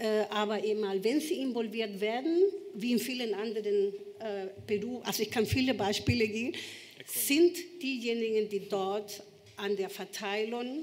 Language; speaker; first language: German; non-native, fluent; Spanish